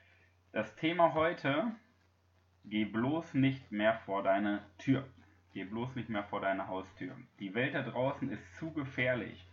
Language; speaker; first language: German; native; German